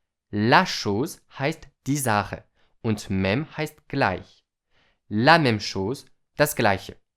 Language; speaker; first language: German; non-native, fluent; French